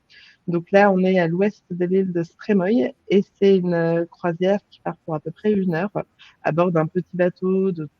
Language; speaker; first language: French; native; French